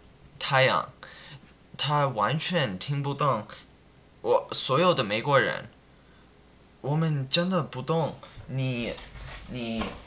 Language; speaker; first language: Chinese; non-native, learner; English